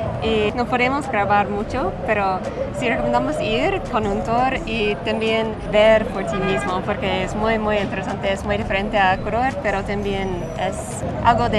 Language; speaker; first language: Spanish; non-native, fluent; English